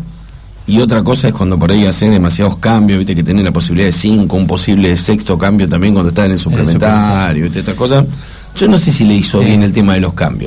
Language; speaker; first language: Spanish; native; Spanish